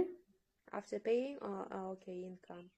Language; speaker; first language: English; non-native, learner; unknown